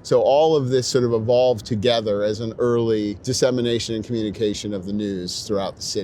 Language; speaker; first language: English; native; English